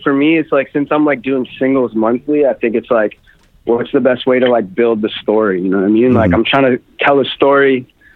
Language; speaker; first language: English; native; English